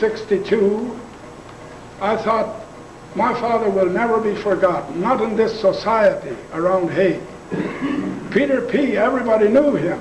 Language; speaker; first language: English; non-native, local second language; Plautdietsch